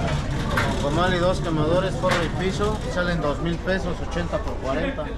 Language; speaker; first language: Spanish; native; Spanish